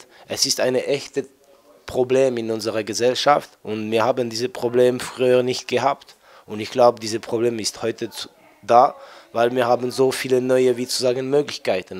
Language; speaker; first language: German; non-native, fluent; French